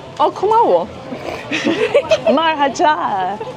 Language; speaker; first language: Korean; non-native, learner; English